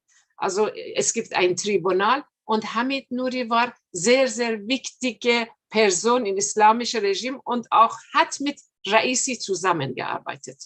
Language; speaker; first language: German; non-native, fluent; Persian